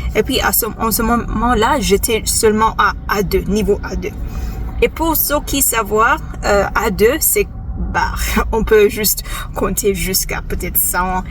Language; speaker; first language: French; non-native, learner; English